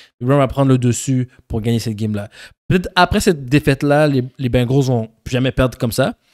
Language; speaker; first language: French; early bilingual, other home language; Haitian Creole